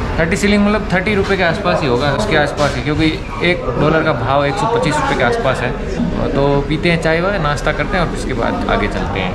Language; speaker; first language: Hindi; native; Hindi